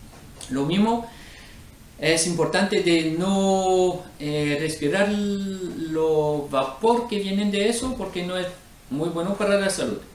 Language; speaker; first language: Spanish; non-native, learner; French